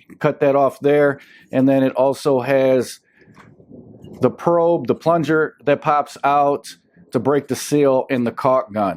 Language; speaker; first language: English; native; English